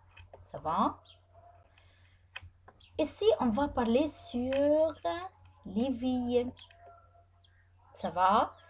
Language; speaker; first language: French; non-native, fluent; Arabic